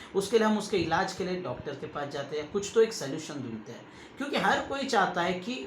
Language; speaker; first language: Hindi; non-native, local second language; Kannada